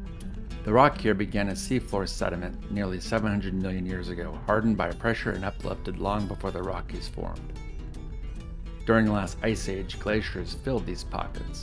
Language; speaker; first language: English; native; English